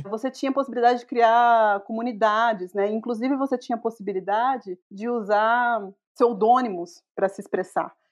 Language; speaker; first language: Portuguese; native; Portuguese